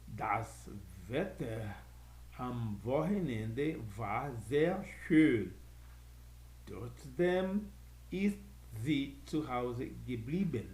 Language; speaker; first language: German; non-native, fluent; Portuguese